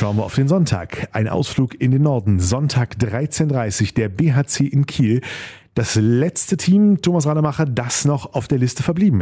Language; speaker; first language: German; native; German